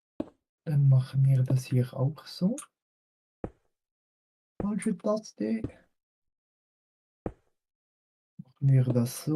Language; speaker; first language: German; non-native, fluent; French